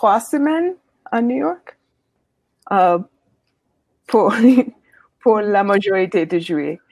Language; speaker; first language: French; non-native, learner; English